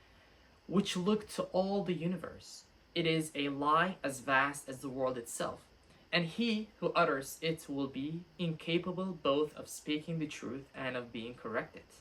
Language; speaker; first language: English; non-native, fluent; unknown